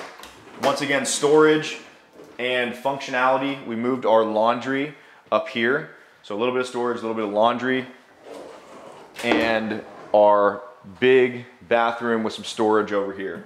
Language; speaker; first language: English; native; English